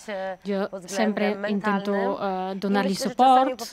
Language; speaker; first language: Catalan; non-native, learner; Polish